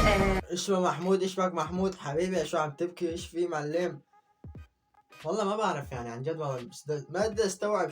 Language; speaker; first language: Arabic; native; Arabic